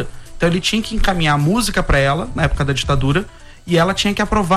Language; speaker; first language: Portuguese; native; Portuguese